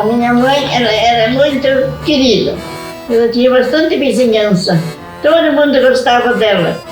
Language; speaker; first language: Portuguese; non-native, local second language; German